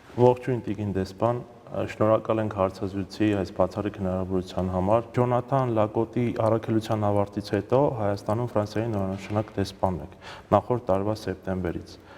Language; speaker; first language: Armenian; native; Armenian